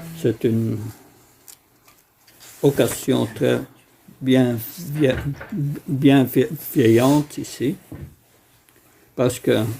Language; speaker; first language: French; non-native, fluent; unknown